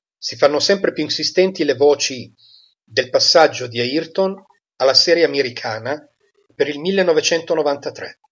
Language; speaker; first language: Italian; native; Italian